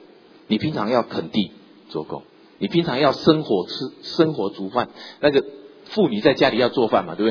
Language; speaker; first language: Chinese; native; Chinese